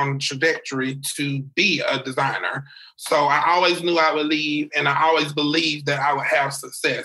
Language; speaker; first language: English; native; English